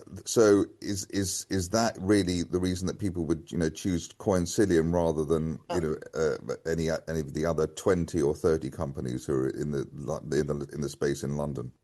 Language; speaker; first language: English; native; English